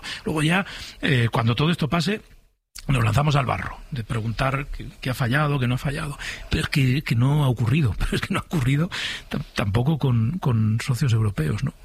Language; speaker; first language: Spanish; native; Spanish